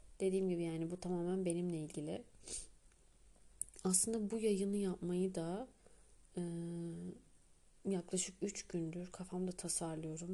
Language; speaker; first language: Turkish; native; Turkish